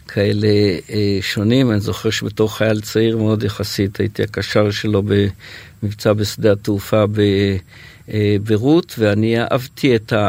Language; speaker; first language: Hebrew; native; Hebrew